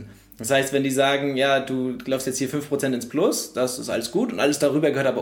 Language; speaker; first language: German; native; German